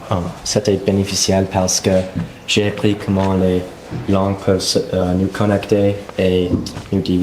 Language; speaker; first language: French; non-native, local second language; English